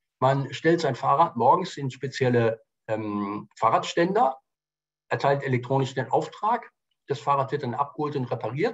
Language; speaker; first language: German; native; German